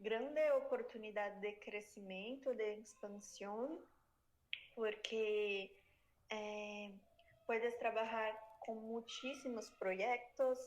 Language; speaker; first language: Spanish; non-native, learner; Portuguese